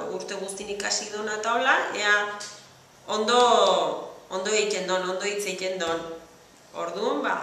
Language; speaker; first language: Basque; native; Basque